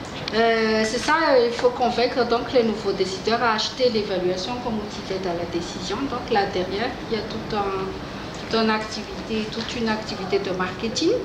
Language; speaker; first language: French; non-native, local second language; Malagasy